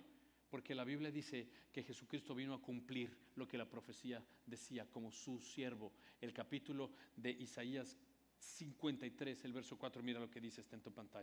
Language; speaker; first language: Spanish; native; Spanish